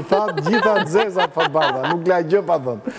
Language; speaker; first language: Albanian; native; Albanian